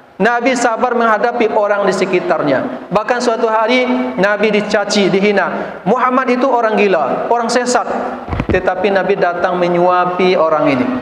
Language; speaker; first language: Malay; non-native, local second language; Minangkabau